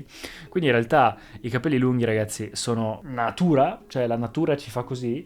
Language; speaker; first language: Italian; native; Italian